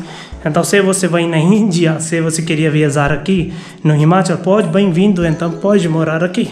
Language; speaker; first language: Portuguese; non-native, learner; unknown